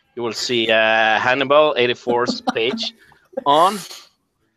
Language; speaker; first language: English; non-native, fluent; Norwegian